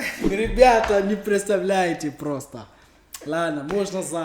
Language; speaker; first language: Russian; non-native, learner; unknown